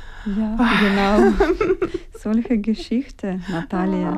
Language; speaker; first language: German; non-native, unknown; Ukrainian